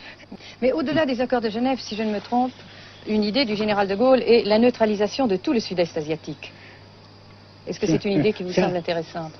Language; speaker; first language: French; native; French